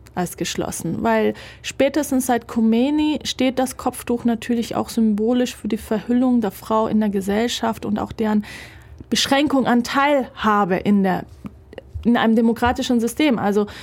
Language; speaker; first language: German; early bilingual, other home language; Turkish